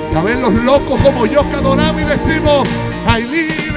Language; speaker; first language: Spanish; native; Spanish